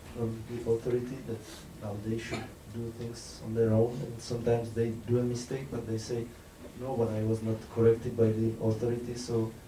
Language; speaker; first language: English; non-native, fluent; Czech